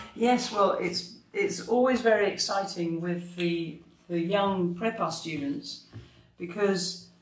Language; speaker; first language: English; native; English